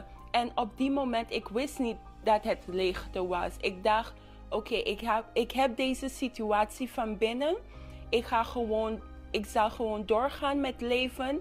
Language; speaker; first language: Dutch; non-native, local second language; English